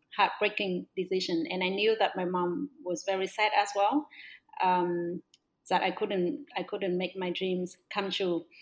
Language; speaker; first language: English; non-native, fluent; Vietnamese